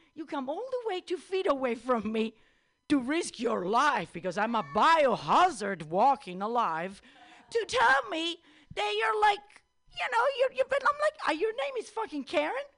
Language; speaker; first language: English; non-native, fluent; Italian